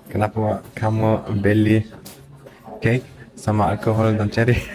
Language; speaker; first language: Indonesian; non-native, learner; German